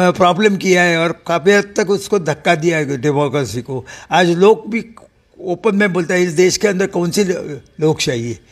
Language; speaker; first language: Hindi; non-native, local second language; Marathi